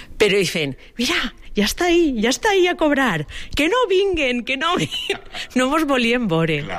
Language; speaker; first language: Catalan; native; Catalan